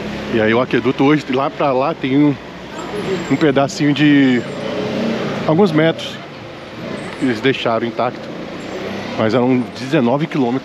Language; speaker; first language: Portuguese; native; Portuguese